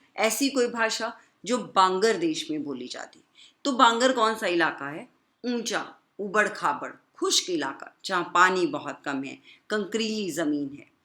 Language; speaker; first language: Hindi; native; Hindi